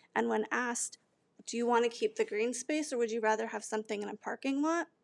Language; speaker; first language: English; native; English